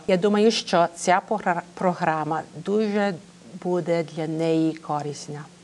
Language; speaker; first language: Ukrainian; early bilingual, heritage; English